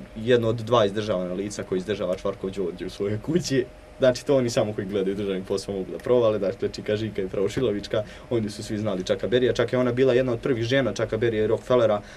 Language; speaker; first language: Serbian; native; Serbian